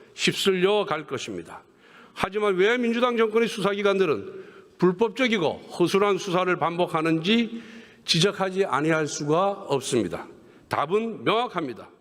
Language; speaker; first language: Korean; native; Korean